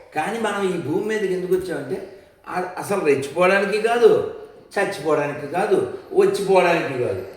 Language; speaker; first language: Telugu; native; Telugu